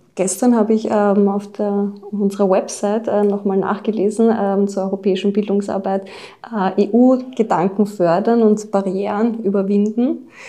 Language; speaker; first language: German; native; German